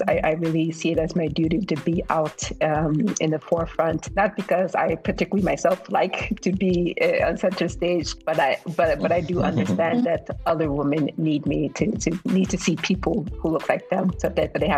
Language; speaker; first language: English; native; English